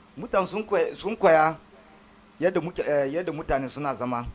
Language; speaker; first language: Hausa; non-native, local second language; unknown